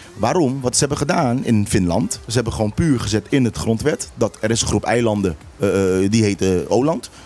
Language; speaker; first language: Dutch; non-native, local second language; Papiamento